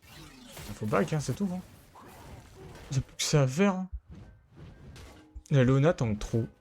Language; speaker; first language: French; native; French